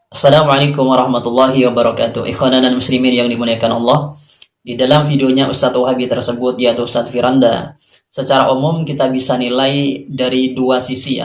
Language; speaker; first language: Indonesian; native; Indonesian